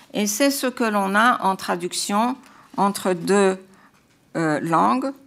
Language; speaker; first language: French; non-native, fluent; Croatian